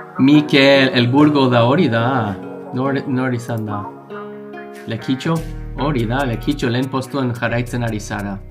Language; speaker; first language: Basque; non-native, learner; English